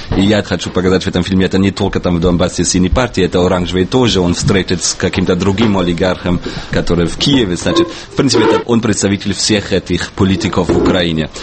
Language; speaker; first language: Russian; non-native, fluent; German